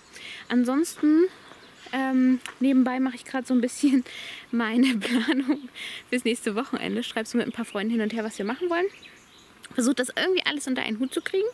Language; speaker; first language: German; native; German